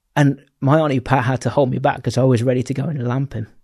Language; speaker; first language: English; native; English